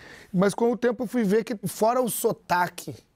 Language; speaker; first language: Portuguese; native; Portuguese